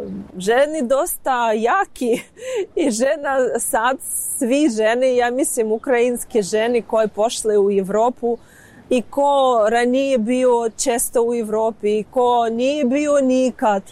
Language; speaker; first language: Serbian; non-native, learner; Ukrainian